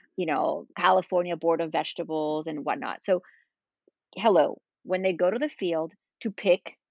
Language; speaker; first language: English; non-native, fluent; Spanish